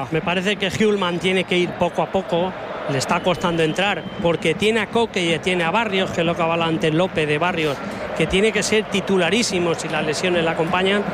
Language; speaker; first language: Spanish; native; Spanish